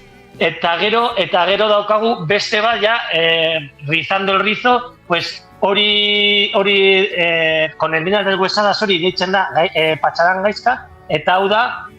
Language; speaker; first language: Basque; non-native, local second language; Spanish